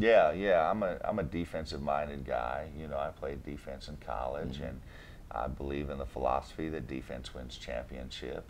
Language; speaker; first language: English; native; English